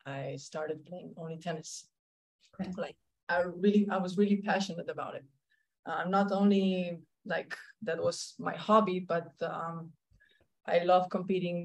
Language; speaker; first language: English; non-native, fluent; Slovenian